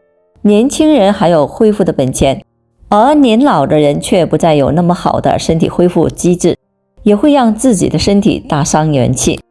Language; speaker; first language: Chinese; native; Chinese